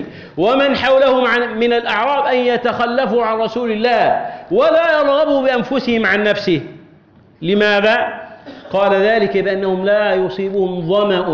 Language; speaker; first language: Arabic; native; Arabic